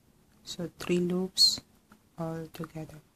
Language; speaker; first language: English; non-native, fluent; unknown